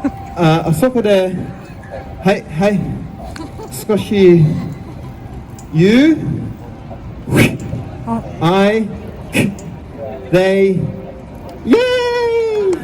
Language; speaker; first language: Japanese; non-native, learner; English